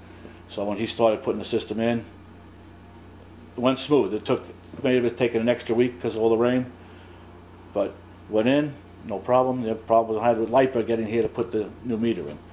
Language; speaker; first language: English; native; English